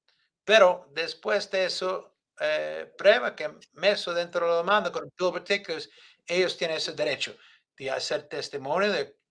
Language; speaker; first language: Spanish; non-native, learner; English